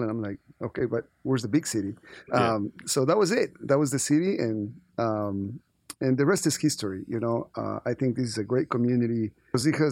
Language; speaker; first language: English; non-native, fluent; Spanish